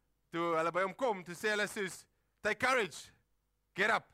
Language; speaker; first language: English; non-native, local second language; Afrikaans